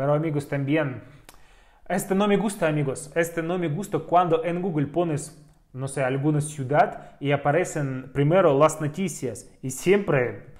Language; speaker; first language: Spanish; non-native, learner; Russian